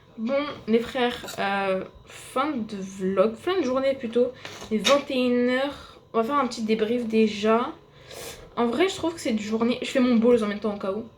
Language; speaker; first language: French; native; French